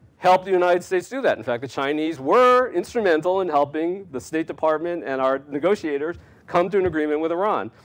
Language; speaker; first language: English; native; English